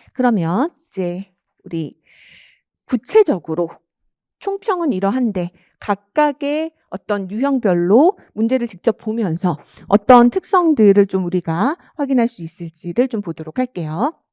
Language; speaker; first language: Korean; native; Korean